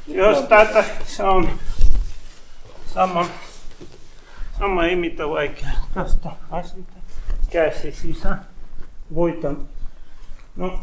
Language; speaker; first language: Finnish; non-native, learner; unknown